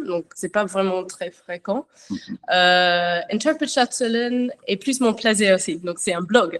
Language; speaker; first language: French; non-native, learner; English